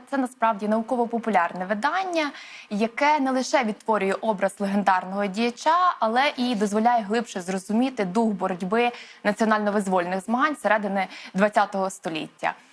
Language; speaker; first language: Ukrainian; native; Ukrainian